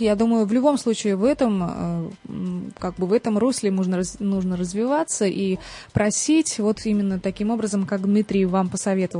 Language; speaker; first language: Russian; native; Russian